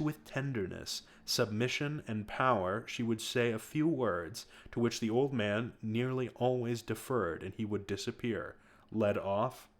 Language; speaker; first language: English; native; English